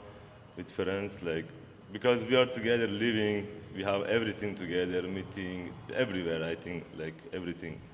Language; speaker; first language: English; non-native, learner; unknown